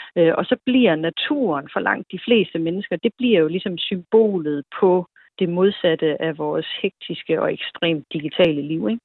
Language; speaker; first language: Danish; native; Danish